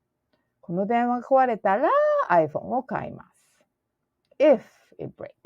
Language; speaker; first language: Japanese; non-native, learner; English